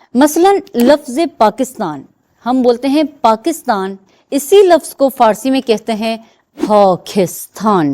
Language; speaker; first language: Urdu; non-native, fluent; Persian